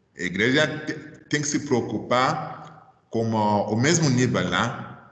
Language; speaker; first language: Portuguese; non-native, fluent; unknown